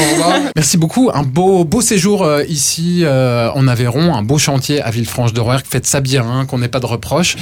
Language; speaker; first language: French; native; French